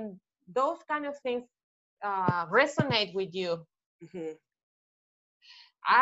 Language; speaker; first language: English; non-native, fluent; Spanish